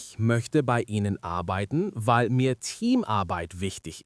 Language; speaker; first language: German; non-native, learner; English